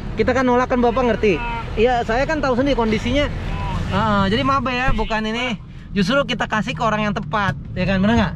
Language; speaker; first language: Indonesian; native; Indonesian